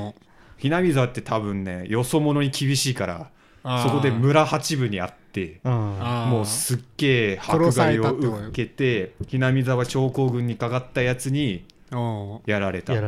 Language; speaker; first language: Japanese; native; Japanese